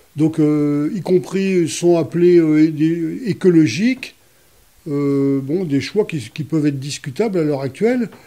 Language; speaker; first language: French; native; French